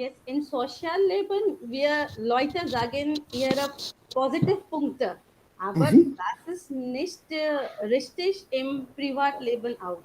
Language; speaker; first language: German; non-native, learner; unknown